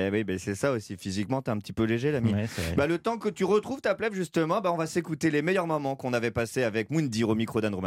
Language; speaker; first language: French; native; French